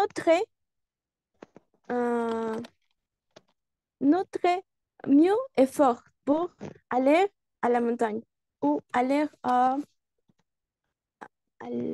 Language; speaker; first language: French; non-native, learner; Spanish